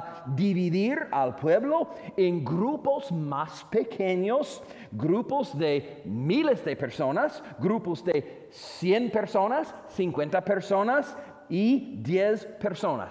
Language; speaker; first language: Spanish; non-native, fluent; English